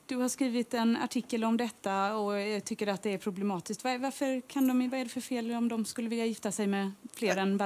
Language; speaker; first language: Swedish; native; Swedish